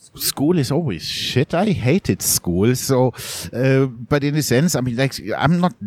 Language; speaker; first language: English; non-native, fluent; German